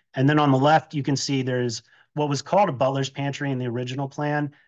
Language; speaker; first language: English; native; English